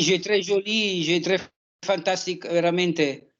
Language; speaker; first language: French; non-native, learner; Italian